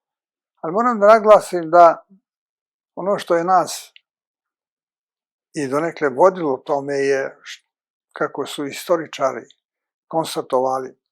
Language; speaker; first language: Bosnian; native; Bosnian